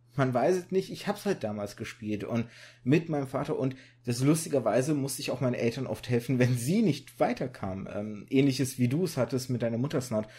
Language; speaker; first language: German; native; German